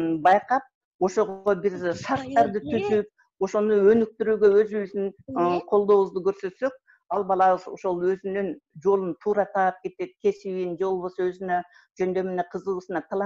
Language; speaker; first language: Kyrgyz; native; Kyrgyz